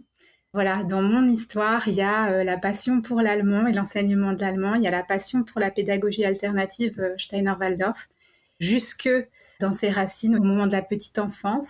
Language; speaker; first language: French; native; French